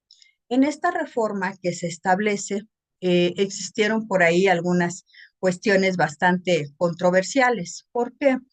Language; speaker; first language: Spanish; native; Spanish